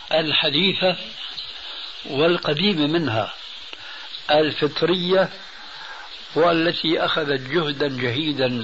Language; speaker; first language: Arabic; early bilingual, other home language; Albanian